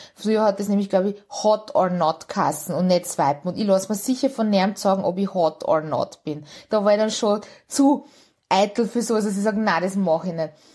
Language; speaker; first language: German; early bilingual, other home language; Hungarian